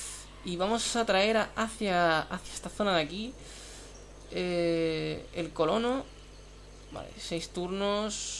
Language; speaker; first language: Spanish; native; Spanish